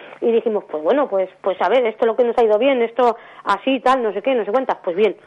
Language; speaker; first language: Spanish; native; Spanish